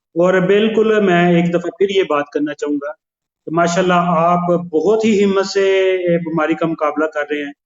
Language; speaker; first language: Urdu; non-native, local second language; Punjabi